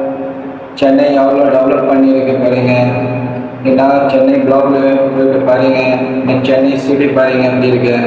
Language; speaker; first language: Tamil; non-native, local second language; Hindi